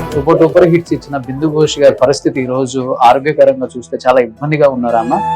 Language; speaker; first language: Telugu; native; Telugu